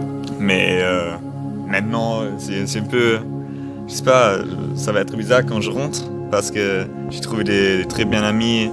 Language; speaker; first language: French; non-native, learner; German